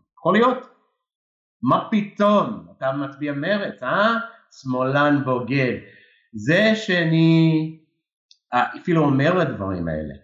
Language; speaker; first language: Hebrew; non-native, fluent; English